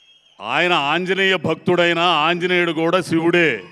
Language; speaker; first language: Telugu; native; Telugu